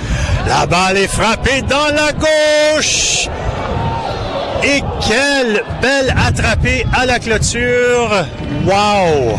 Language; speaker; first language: French; native; French